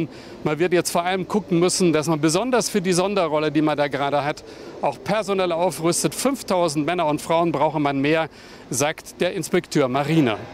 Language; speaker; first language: German; native; German